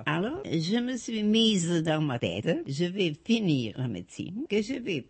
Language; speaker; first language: French; non-native, fluent; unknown